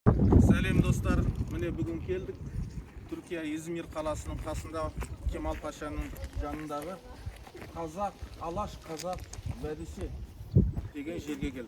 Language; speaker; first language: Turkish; non-native, learner; Kazakh